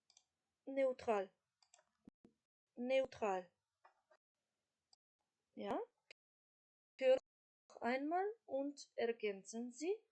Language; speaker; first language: German; non-native, fluent; Macedonian